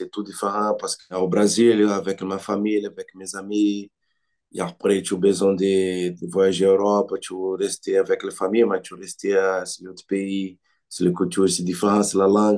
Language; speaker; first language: French; non-native, learner; Portuguese